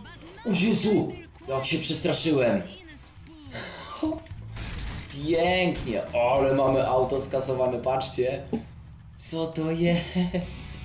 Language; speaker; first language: Polish; native; Polish